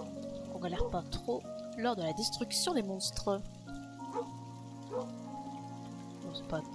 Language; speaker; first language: French; native; French